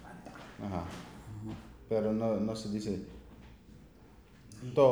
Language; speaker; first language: Spanish; non-native, learner; English